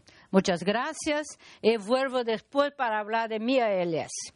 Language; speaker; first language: Spanish; non-native, learner; Portuguese